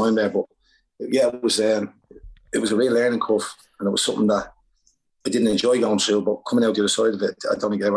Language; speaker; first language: English; native; English